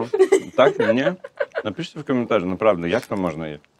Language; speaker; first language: Polish; non-native, learner; Russian